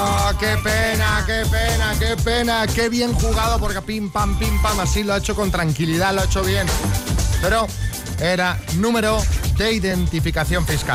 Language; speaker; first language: Spanish; native; Spanish